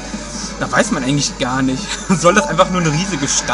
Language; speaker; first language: German; native; German